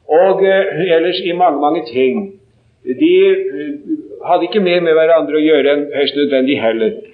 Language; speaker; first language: Norwegian; native; Norwegian